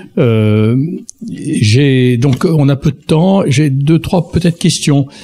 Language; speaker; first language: French; native; French